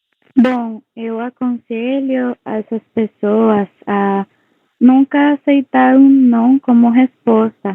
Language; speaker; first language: Portuguese; non-native, local second language; Spanish